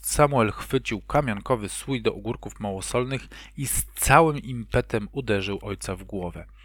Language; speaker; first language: Polish; native; Polish